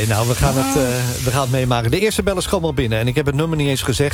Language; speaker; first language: Dutch; native; Dutch